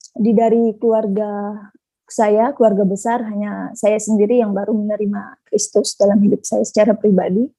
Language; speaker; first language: Indonesian; native; Indonesian